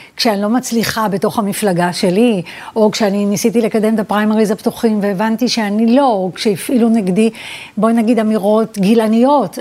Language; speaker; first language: Hebrew; early bilingual, other home language; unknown